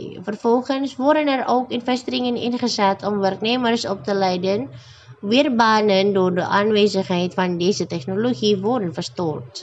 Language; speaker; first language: Dutch; non-native, fluent; Indonesian